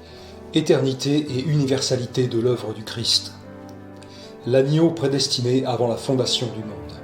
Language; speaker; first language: French; native; French